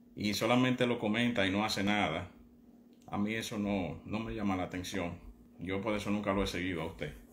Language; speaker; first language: Spanish; native; Spanish